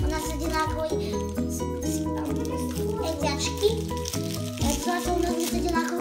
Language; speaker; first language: Russian; early bilingual, heritage; Russian